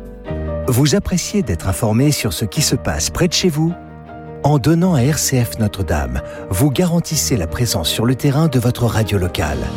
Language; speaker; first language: French; native; French